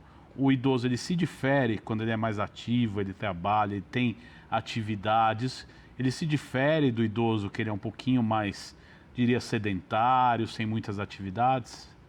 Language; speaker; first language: Portuguese; native; Portuguese